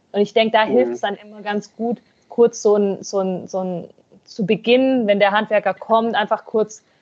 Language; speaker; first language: German; native; German